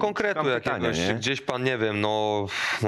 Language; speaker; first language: Polish; native; Polish